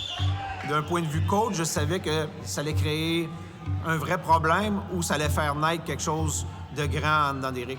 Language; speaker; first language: French; native; French